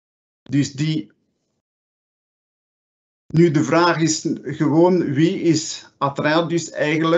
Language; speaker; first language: Dutch; non-native, local second language; French